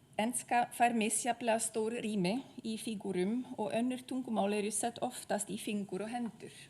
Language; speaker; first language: Icelandic; non-native, fluent; Czech